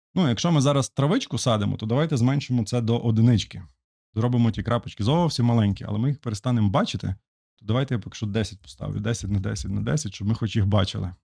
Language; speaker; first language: Ukrainian; native; Ukrainian